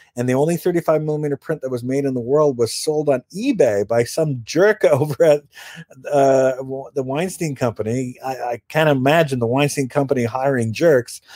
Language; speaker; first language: English; native; English